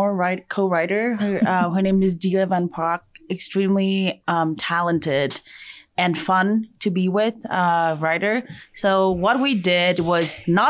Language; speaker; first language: English; non-native, fluent; Chinese